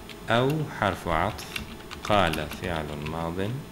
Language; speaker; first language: Arabic; non-native, fluent; Turkish